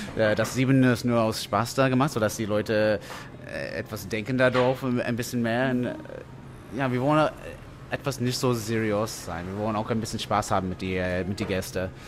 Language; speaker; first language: German; non-native, fluent; English